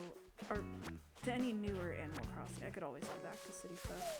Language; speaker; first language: English; native; English